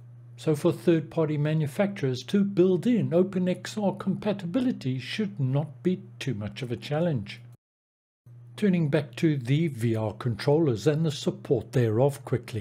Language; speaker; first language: English; native; English